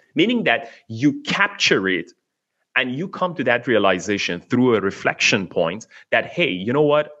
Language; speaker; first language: English; non-native, fluent; Persian